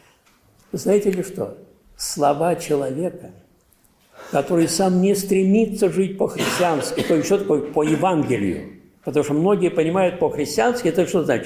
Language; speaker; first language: Russian; native; Russian